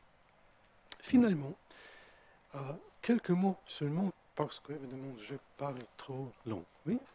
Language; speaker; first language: French; non-native, fluent; Russian